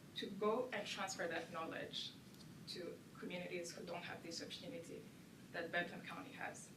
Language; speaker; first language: English; non-native, local second language; Kinyarwanda